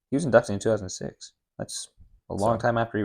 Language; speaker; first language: English; native; English